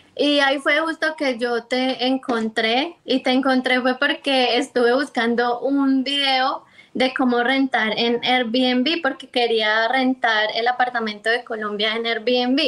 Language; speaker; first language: Spanish; native; Spanish